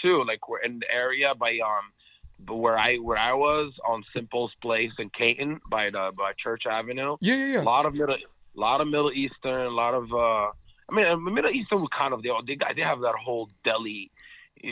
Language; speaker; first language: English; non-native, fluent; Arabic